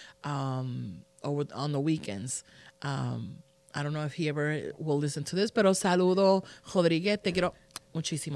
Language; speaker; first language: English; non-native, fluent; Spanish